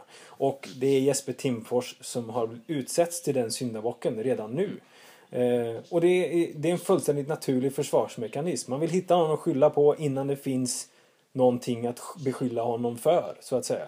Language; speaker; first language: Swedish; native; Swedish